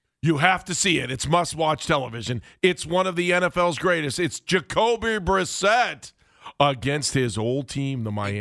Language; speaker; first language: English; native; English